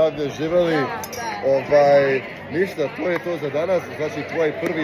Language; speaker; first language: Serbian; early bilingual, heritage; English